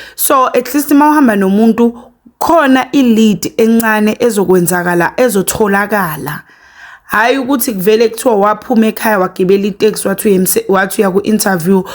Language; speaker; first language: Zulu; native; Zulu